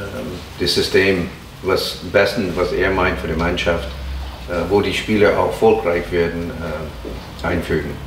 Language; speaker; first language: German; non-native, fluent; English